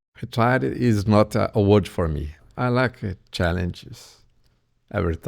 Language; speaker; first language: English; non-native, learner; Portuguese